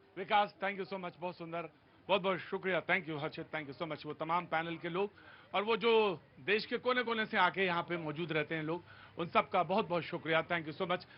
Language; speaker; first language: Hindi; native; Hindi